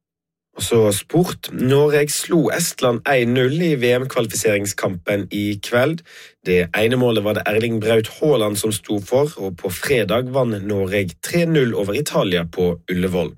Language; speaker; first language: Norwegian; native; Norwegian